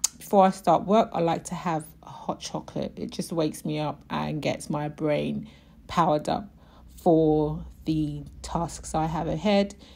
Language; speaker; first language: English; native; English